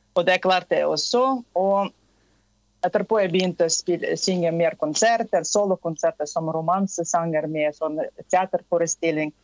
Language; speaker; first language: Norwegian; non-native, fluent; Tatar